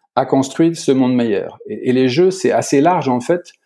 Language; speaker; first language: French; native; French